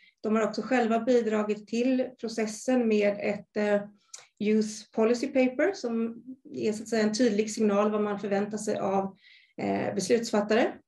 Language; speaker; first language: Swedish; native; Swedish